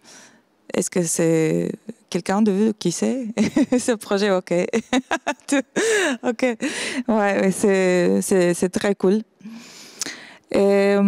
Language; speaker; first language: French; non-native, fluent; Romanian